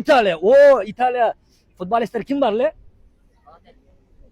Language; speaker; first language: Turkish; non-native, learner; Kyrgyz